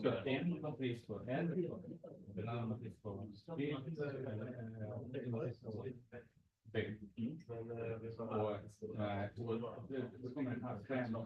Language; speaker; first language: Swedish; non-native, fluent; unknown